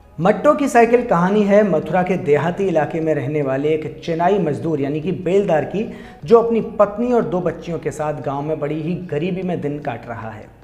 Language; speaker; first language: Hindi; native; Hindi